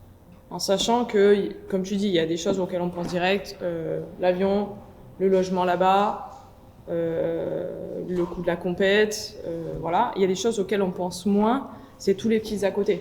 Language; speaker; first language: French; native; French